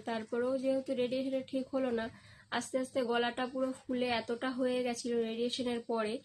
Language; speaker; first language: Bangla; native; Bangla